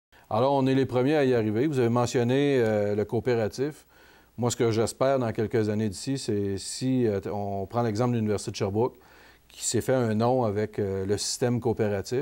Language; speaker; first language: French; native; French